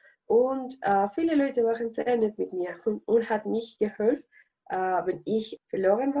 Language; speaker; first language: German; non-native, learner; Spanish